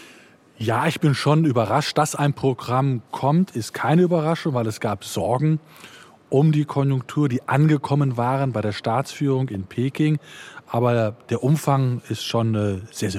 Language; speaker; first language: German; native; German